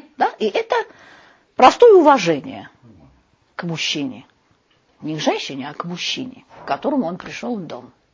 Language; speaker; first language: Russian; non-native, local second language; Armenian